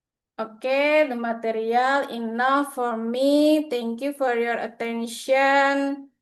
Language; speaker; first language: English; non-native, learner; Indonesian